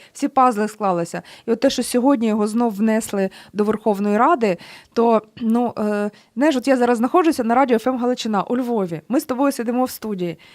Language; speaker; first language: Ukrainian; native; Ukrainian